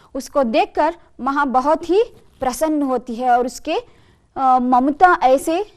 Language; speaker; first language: Hindi; non-native, local second language; Kannada